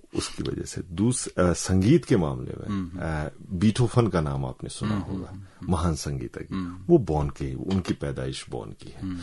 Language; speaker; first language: Hindi; native; Hindi